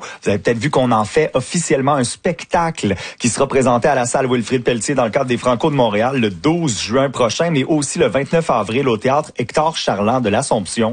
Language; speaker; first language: French; native; French